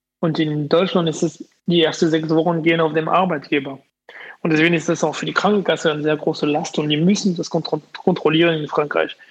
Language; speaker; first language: German; non-native, fluent; French